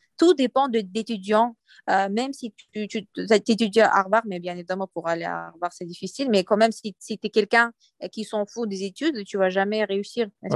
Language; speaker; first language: French; non-native, fluent; Uyghur